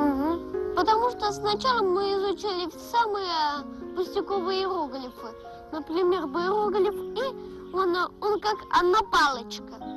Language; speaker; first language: Russian; early bilingual, heritage; Russian